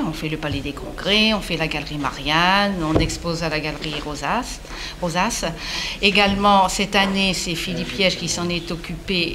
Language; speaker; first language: French; native; French